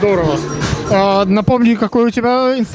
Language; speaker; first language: Russian; native; Russian